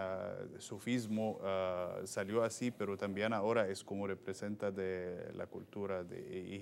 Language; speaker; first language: Spanish; non-native, fluent; Arabic